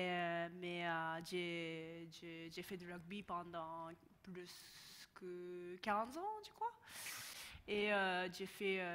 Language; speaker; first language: French; non-native, learner; Japanese